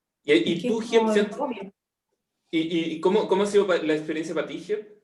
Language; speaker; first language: Spanish; native; Spanish